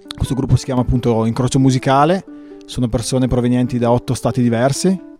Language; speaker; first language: Italian; native; Italian